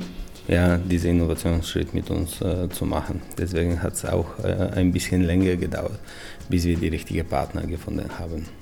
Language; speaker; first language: German; non-native, fluent; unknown